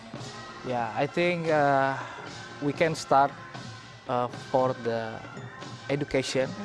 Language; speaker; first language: English; non-native, learner; Indonesian